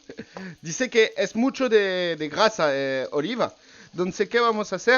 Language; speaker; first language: Spanish; non-native, learner; French